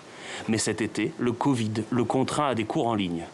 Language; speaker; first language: French; native; French